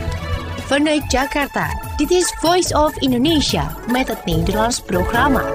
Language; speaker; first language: Dutch; non-native, fluent; Indonesian